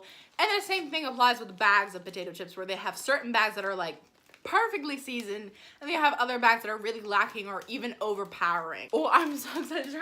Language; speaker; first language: English; native; English